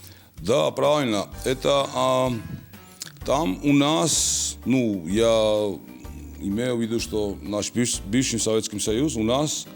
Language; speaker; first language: Russian; non-native, local second language; Georgian